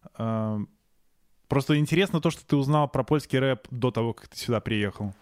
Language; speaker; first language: Russian; native; Russian